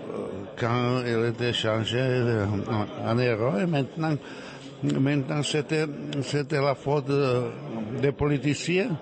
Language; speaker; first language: French; non-native, fluent; Czech